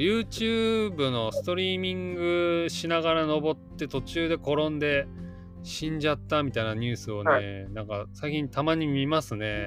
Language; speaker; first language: Japanese; native; Japanese